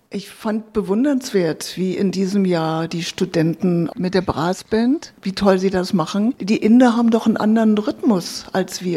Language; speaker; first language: German; native; German